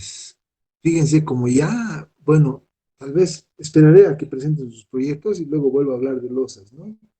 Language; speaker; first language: Spanish; native; Spanish